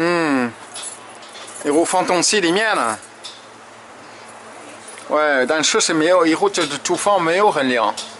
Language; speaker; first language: Chinese; non-native, learner; French